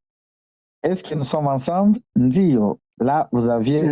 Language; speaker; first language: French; non-native, local second language; Swahili